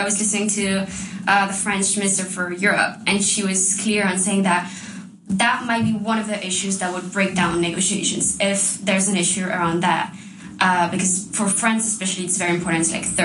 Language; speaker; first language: English; non-native, fluent; French